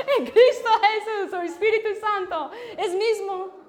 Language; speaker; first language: Spanish; non-native, learner; English